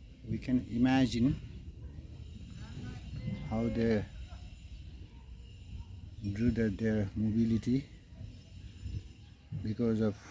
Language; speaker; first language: English; non-native, learner; Nepali